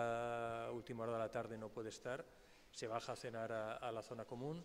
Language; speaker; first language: Spanish; native; Spanish